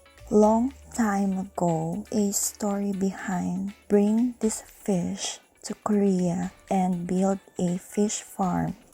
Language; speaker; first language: English; non-native, learner; Filipino